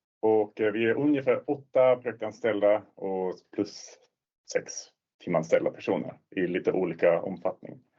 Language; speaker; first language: Swedish; non-native, fluent; Swiss German